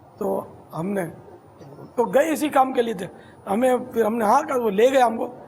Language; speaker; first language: Urdu; non-native, local second language; Memoni